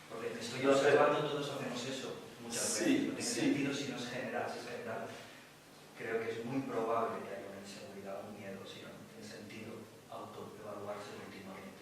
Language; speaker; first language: Spanish; native; Spanish